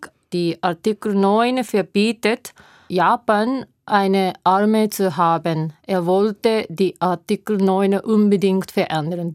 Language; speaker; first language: German; non-native, learner; Japanese